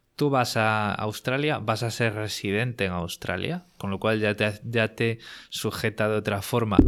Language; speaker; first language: Spanish; native; Spanish